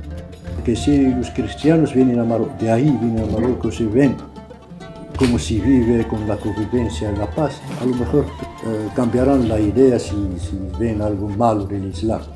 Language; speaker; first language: Spanish; non-native, fluent; Arabic